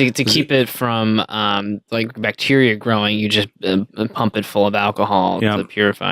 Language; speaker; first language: English; native; English